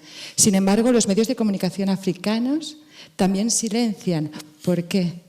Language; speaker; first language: Spanish; native; Spanish